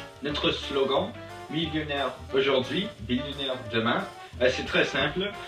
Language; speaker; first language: French; non-native, learner; English